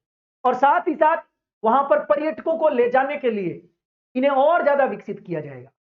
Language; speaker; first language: Hindi; native; Hindi